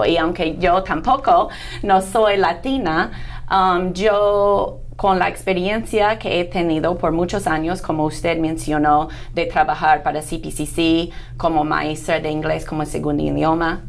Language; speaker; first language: Spanish; non-native, fluent; English